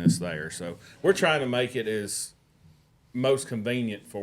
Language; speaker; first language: English; native; English